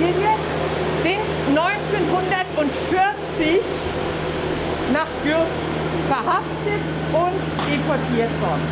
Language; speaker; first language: German; native; German